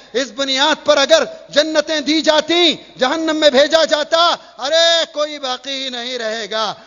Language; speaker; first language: Urdu; native; Urdu